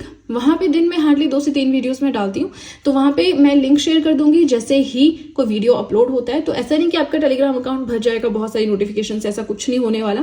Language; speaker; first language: Hindi; native; Hindi